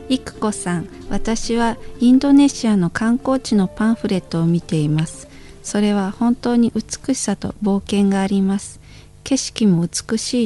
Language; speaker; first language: Japanese; non-native, learner; Indonesian